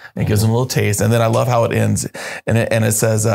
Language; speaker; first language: English; native; English